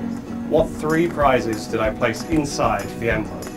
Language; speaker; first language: English; native; English